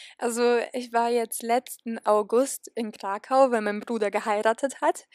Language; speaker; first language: German; early bilingual, other home language; Polish